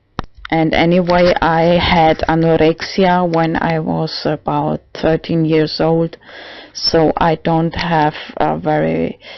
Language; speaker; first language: English; non-native, learner; German